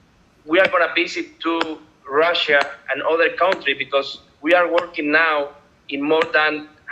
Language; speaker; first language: English; non-native, learner; Spanish